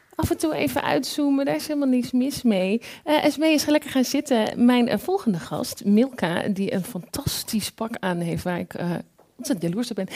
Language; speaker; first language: Dutch; native; Dutch